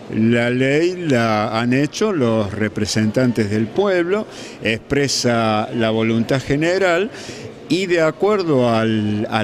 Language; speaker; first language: Spanish; native; Spanish